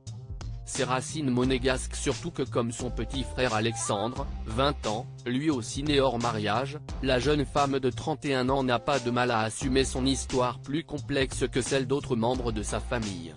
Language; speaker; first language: French; native; French